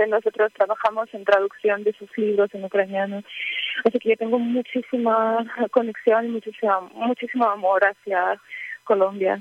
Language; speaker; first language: Spanish; early bilingual, heritage; Ukrainian